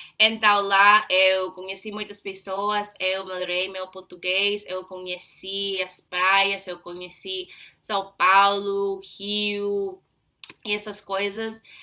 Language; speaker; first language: Portuguese; non-native, fluent; English